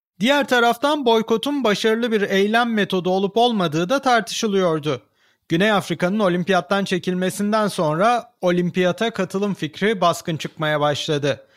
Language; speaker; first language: Turkish; native; Turkish